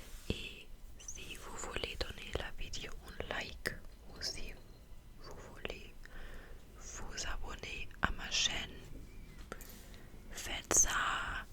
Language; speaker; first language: French; non-native, fluent; German